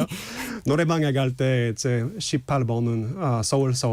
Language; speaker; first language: Korean; non-native, fluent; English